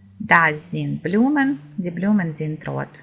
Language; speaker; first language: German; non-native, fluent; Ukrainian